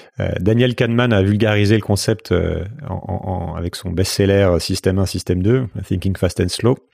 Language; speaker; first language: French; native; French